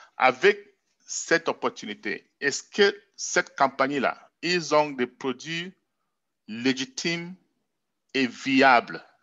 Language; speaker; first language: French; non-native, local second language; English